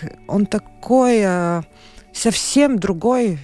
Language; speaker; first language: Russian; non-native, local second language; Latvian